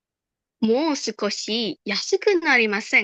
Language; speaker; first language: Japanese; non-native, learner; Indonesian